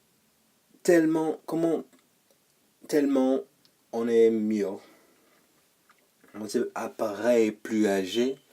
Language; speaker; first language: French; non-native, learner; English